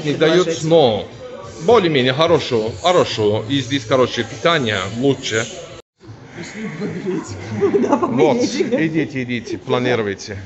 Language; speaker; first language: Russian; non-native, learner; Turkish